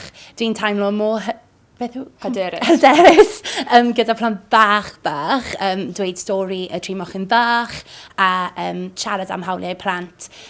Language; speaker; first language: Welsh; non-native, learner; English